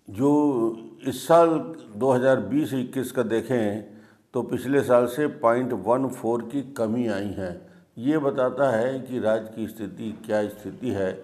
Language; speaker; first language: Hindi; native; Hindi